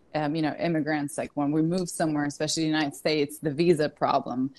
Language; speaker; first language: English; non-native, fluent; Russian